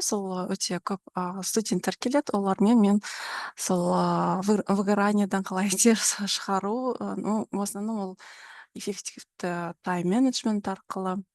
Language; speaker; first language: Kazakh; non-native, local second language; Russian